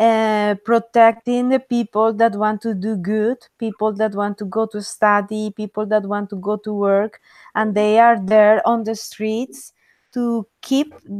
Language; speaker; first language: English; non-native, fluent; Spanish